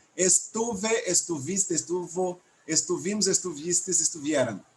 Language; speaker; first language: Spanish; non-native, learner; Portuguese